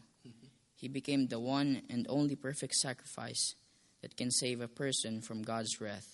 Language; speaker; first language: English; non-native, local second language; Filipino